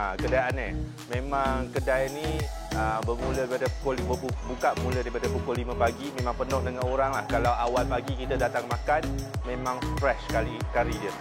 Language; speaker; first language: Malay; non-native, local second language; Min Nan Chinese